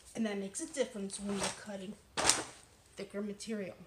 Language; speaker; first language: English; native; English